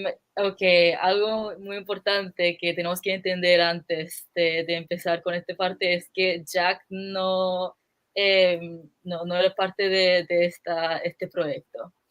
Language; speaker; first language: Spanish; non-native, fluent; English